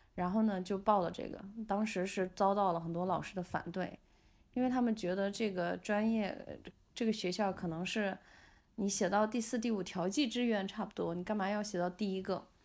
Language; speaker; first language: Chinese; non-native, local second language; Uyghur